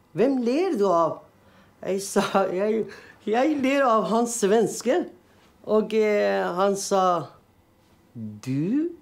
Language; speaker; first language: Norwegian; non-native, fluent; Persian